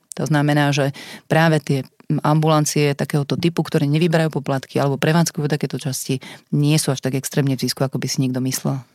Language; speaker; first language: Slovak; native; Slovak